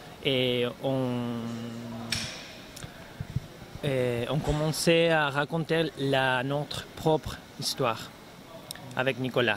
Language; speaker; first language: French; non-native, learner; Spanish